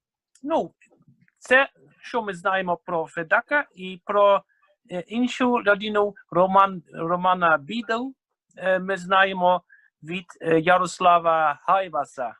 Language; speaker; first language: Ukrainian; non-native, fluent; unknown